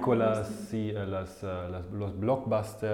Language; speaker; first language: Spanish; non-native, fluent; German